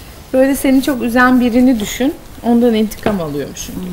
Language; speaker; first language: Turkish; native; Turkish